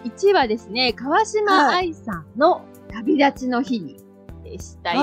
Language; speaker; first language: Japanese; native; Japanese